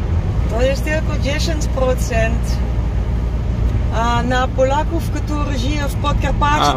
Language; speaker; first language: Polish; non-native, learner; Dutch